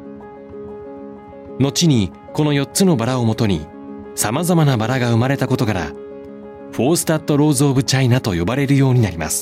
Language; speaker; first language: Japanese; native; Japanese